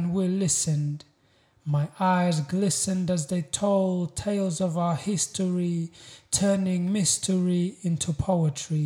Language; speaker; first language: English; non-native, local second language; Kinyarwanda